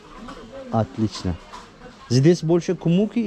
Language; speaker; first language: Russian; non-native, learner; Turkish